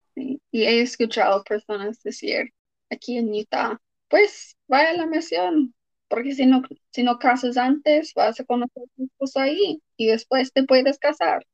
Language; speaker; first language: Spanish; non-native, fluent; English